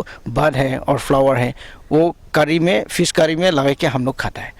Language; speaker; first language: Hindi; non-native, local second language; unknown